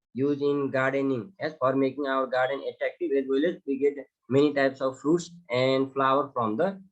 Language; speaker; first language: English; non-native, local second language; Nepali